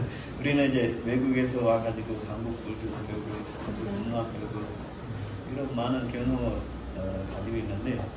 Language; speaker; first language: Korean; non-native, fluent; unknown